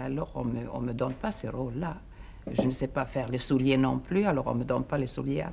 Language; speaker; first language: French; non-native, fluent; Swedish